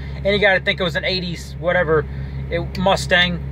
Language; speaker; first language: English; native; English